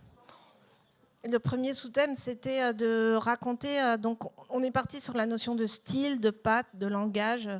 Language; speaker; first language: French; native; French